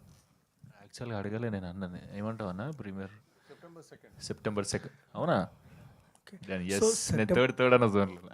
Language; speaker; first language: Telugu; native; Telugu